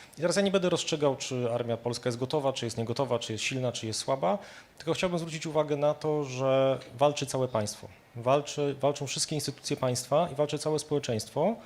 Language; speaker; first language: Polish; native; Polish